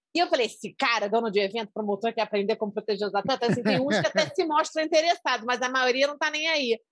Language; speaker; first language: Portuguese; native; Portuguese